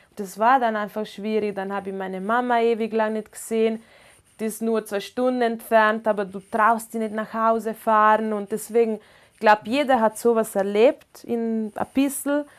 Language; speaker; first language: German; non-native, local second language; Ladin